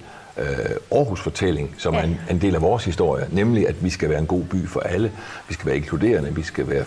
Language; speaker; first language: Danish; native; Danish